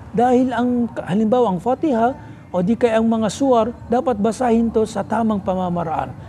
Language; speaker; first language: Filipino; non-native, local second language; Maranao